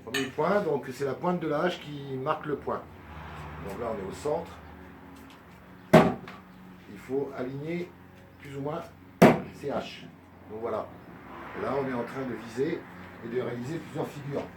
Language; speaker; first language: French; native; French